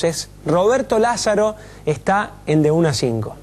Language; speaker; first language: Spanish; native; Spanish